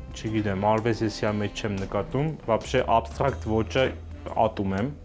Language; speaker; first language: Armenian; native; Armenian